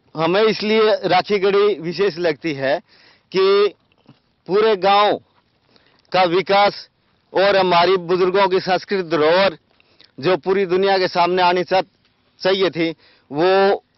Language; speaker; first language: Hindi; native; Hindi